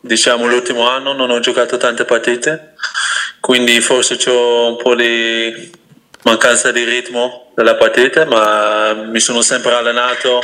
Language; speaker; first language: Italian; non-native, fluent; Dutch